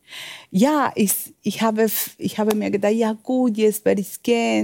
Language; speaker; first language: German; non-native, learner; Spanish